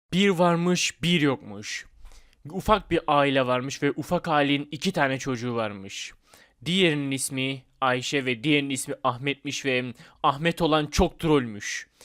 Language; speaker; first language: Turkish; native; Turkish